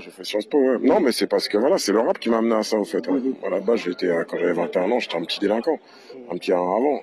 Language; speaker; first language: French; native; French